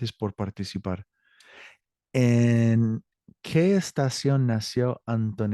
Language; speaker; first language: Spanish; non-native, learner; English